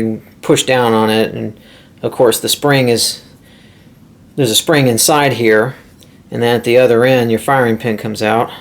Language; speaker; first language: English; native; English